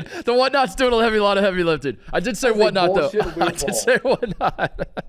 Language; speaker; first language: English; native; English